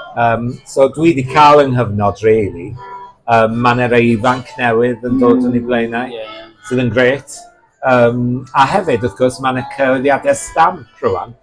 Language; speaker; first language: Welsh; native; Welsh